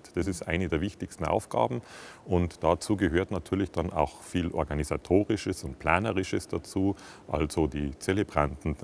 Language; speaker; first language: German; native; German